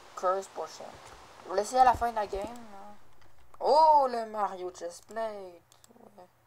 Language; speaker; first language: French; native; French